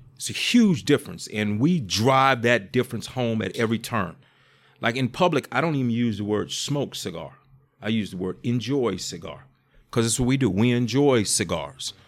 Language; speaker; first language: English; native; English